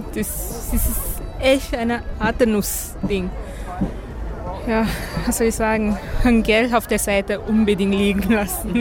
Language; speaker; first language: German; non-native, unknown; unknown